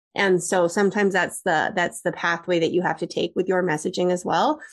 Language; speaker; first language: English; native; English